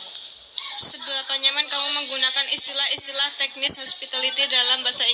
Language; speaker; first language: Indonesian; native; Indonesian